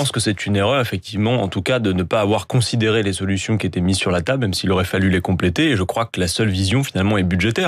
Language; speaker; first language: French; native; French